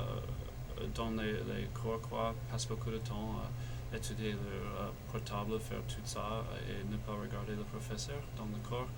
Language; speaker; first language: French; non-native, fluent; English